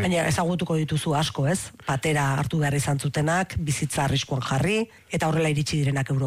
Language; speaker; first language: Basque; native; Basque